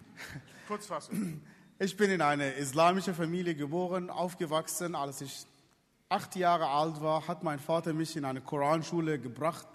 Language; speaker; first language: German; non-native, fluent; Arabic